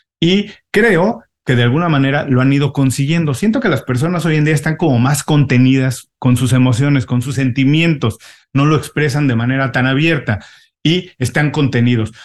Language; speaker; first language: Spanish; native; Spanish